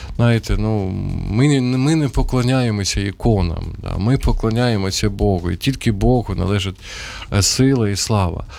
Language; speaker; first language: Ukrainian; non-native, local second language; Russian